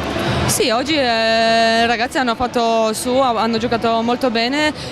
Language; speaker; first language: Italian; non-native, fluent; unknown